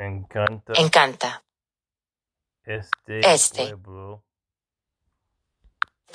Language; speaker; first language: Spanish; non-native, learner; English